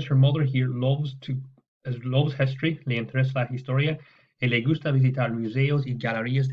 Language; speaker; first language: Spanish; non-native, fluent; English